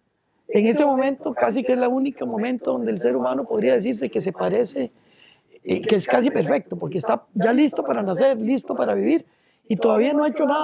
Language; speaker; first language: Spanish; native; Spanish